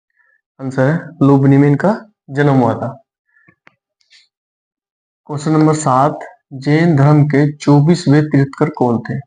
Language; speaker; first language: Hindi; native; Hindi